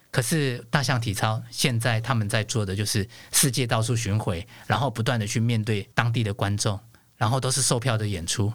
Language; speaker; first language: Chinese; non-native, local second language; Hakka Chinese